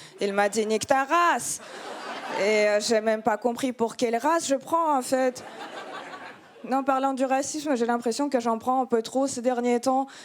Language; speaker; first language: French; non-native, fluent; Russian